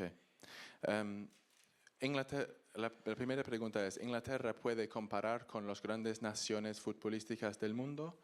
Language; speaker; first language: Spanish; non-native, learner; English